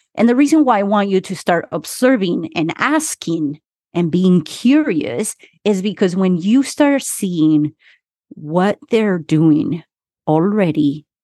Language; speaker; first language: English; early bilingual, other home language; Spanish